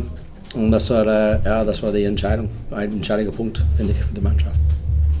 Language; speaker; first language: German; non-native, learner; English